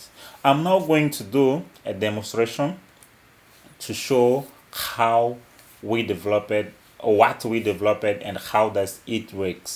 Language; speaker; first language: English; non-native, local second language; Portuguese